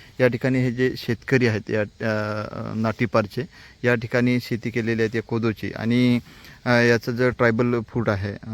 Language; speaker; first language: Marathi; native; Marathi